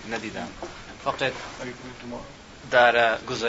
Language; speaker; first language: Persian; non-native, learner; English